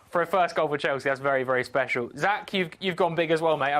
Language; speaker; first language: English; native; English